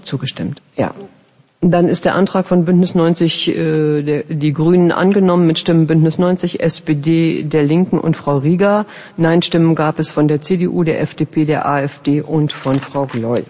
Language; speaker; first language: German; native; German